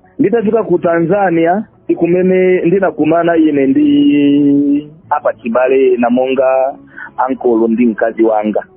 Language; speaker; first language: Nyanja; non-native, fluent; Swahili